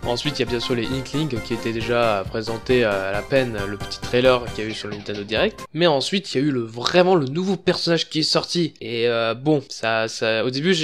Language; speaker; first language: French; native; French